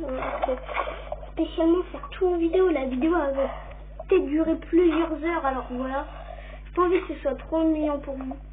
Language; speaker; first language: French; native; French